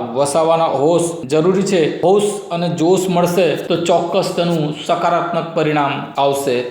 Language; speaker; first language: Gujarati; native; Gujarati